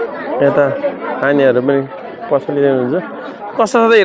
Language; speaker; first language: Nepali; non-native, local second language; Eastern Tamang